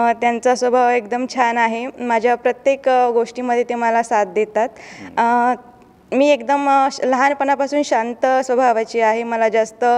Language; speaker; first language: Marathi; native; Marathi